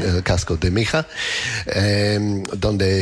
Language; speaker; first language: Spanish; non-native, learner; English